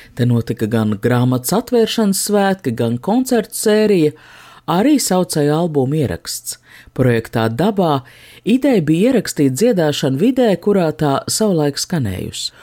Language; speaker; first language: Latvian; native; Latvian